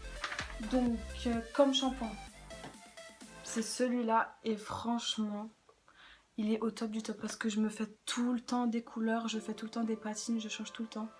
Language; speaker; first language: French; native; French